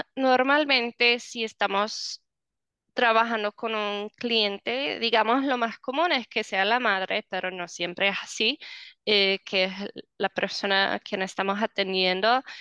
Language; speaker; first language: Spanish; non-native, fluent; English